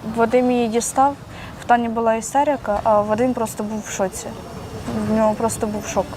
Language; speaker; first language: Ukrainian; native; Ukrainian